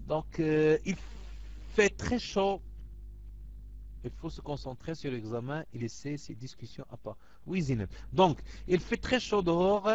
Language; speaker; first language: French; non-native, local second language; Arabic